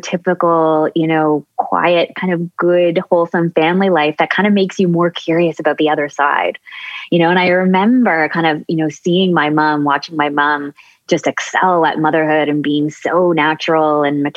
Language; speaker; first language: English; native; English